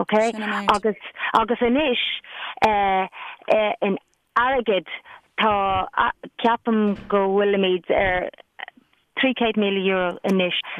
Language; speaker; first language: Irish; non-native, local second language; English